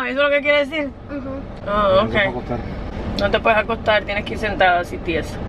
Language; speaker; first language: Spanish; native; Spanish